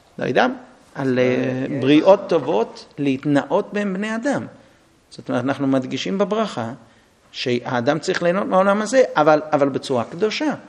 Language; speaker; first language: Hebrew; non-native, fluent; English